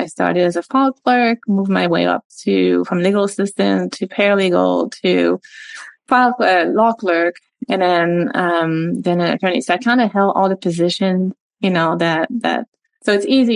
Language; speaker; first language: English; non-native, fluent; French